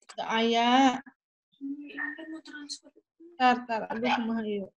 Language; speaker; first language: Indonesian; native; Indonesian